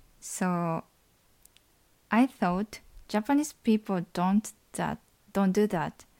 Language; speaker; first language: English; non-native, learner; Japanese